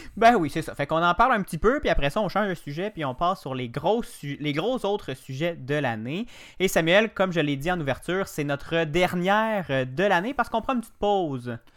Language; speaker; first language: French; native; French